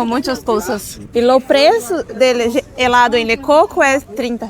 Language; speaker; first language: Portuguese; non-native, fluent; Spanish